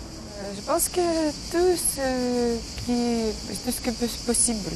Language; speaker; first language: French; non-native, learner; Ukrainian